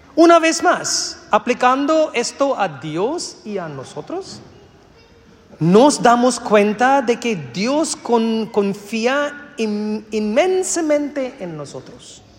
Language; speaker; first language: Spanish; non-native, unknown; Malayalam